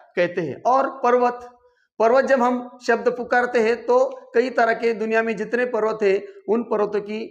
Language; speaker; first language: Hindi; non-native, local second language; Marathi